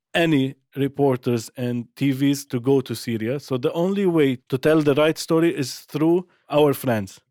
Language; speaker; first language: English; non-native, fluent; Arabic